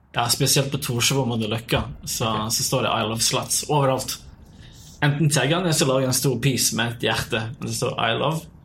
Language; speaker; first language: Norwegian; early bilingual, other home language; Bosnian